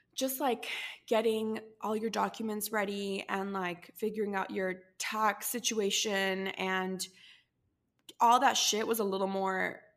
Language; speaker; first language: English; non-native, fluent; Spanish